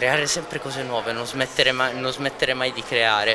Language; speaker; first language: Italian; native; Italian